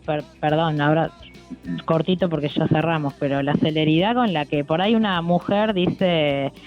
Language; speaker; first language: Spanish; native; Spanish